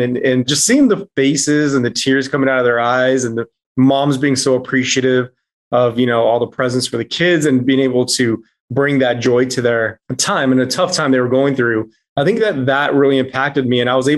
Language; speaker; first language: English; native; English